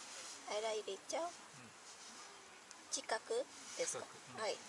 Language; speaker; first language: Japanese; non-native, learner; Vietnamese